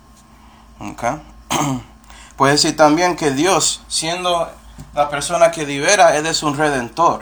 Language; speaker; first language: Spanish; non-native, fluent; English